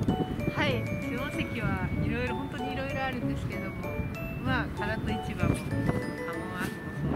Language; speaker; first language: Japanese; native; Japanese